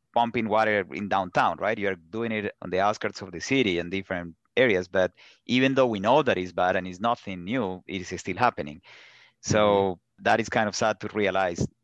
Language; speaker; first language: English; non-native, fluent; Spanish